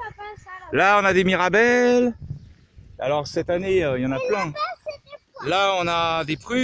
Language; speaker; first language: French; native; French